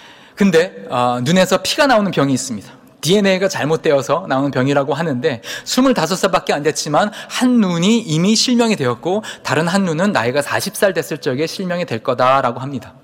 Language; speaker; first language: Korean; native; Korean